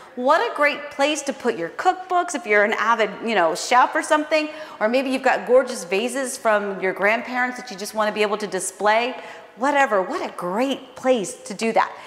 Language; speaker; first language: English; native; English